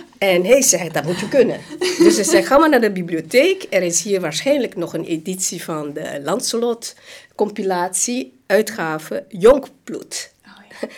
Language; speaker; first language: Dutch; non-native, local second language; Hakka Chinese